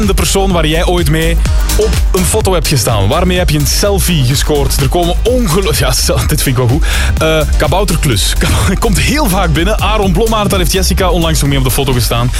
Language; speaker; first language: Dutch; native; Dutch